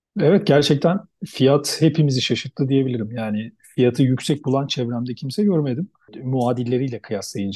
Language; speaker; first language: Turkish; native; Turkish